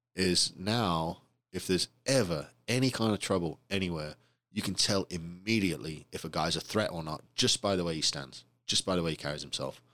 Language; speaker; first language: English; native; English